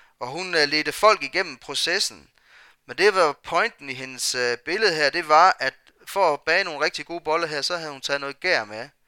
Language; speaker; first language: Danish; native; Danish